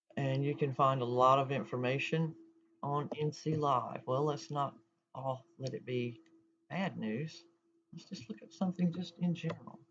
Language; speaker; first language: English; native; English